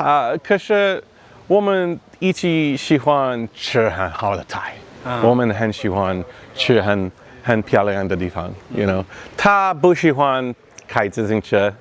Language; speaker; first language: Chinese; non-native, learner; English